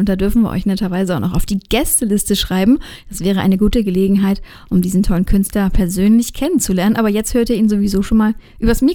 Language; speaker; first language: German; native; German